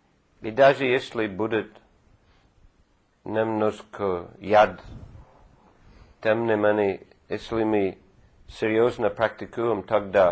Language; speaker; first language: Russian; non-native, fluent; English